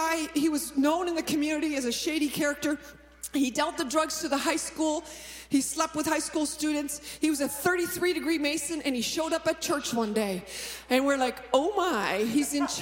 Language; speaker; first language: English; native; English